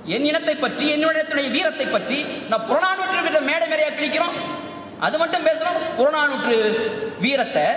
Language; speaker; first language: Tamil; early bilingual, heritage; Tamil